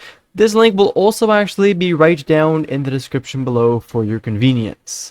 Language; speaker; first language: English; non-native, fluent; Dutch